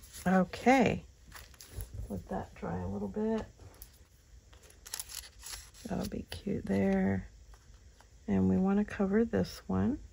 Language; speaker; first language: English; native; English